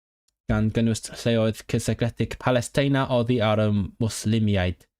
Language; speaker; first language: Welsh; non-native, learner; Cantonese